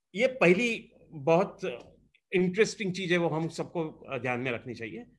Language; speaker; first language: Hindi; non-native, local second language; Gujarati